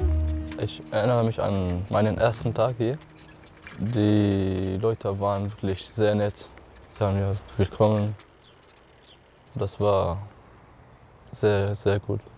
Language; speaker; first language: German; non-native, learner; Arabic